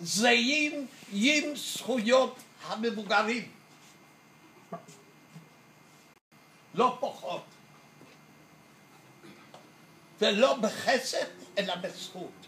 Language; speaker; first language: Hebrew; non-native, fluent; Yiddish